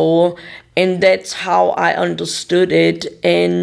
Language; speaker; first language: English; non-native, fluent; German